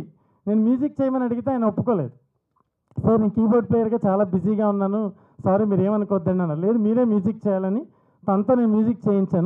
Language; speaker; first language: Telugu; native; Telugu